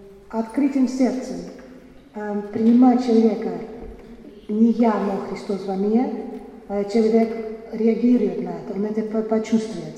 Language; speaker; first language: Russian; non-native, fluent; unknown